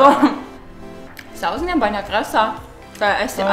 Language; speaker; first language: Indonesian; non-native, learner; Russian